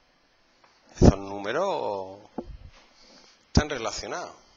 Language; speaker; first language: Spanish; native; Spanish